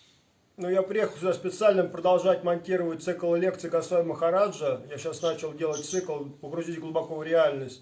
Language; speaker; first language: Russian; native; Russian